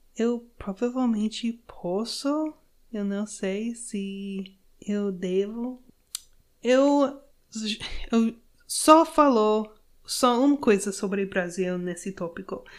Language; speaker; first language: Portuguese; non-native, learner; English